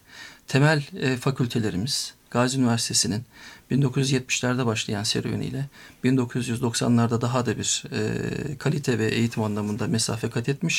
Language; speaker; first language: Turkish; native; Turkish